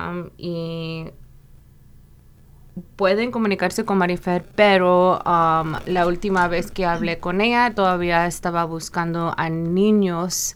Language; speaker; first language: Spanish; early bilingual, other home language; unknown